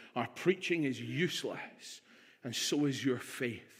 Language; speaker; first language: English; native; English